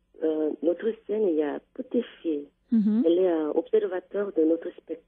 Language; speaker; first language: French; non-native, learner; Korean